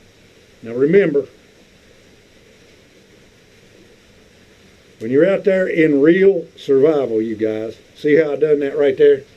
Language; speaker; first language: English; native; English